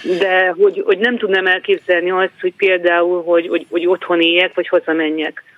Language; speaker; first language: Hungarian; native; Hungarian